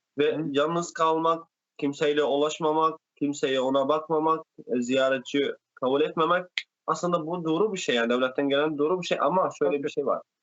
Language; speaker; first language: Turkish; non-native, fluent; Arabic